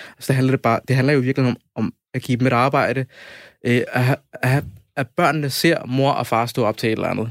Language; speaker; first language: Danish; early bilingual, other home language; Somali